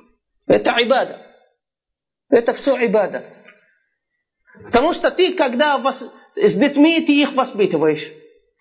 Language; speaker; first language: Russian; non-native, fluent; Arabic